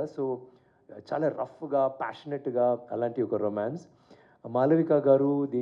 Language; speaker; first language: Telugu; non-native, learner; Tamil